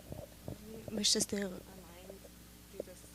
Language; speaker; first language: German; non-native, learner; English